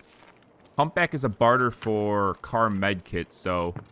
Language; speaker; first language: English; native; English